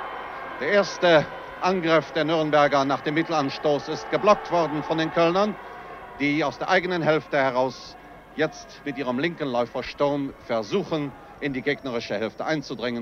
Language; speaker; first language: German; native; German